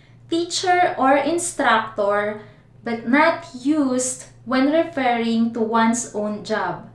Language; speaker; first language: English; non-native, local second language; Filipino